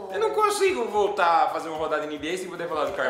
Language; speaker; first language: Portuguese; native; Portuguese